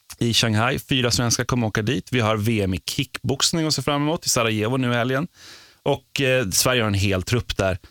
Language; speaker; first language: Swedish; native; Swedish